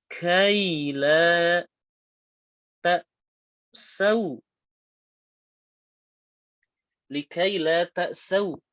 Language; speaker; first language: Arabic; non-native, fluent; Indonesian